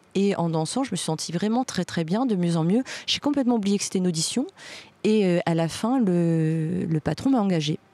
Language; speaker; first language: French; native; French